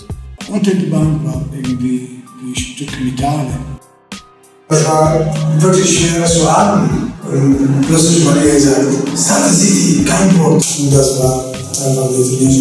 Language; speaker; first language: German; non-native, fluent; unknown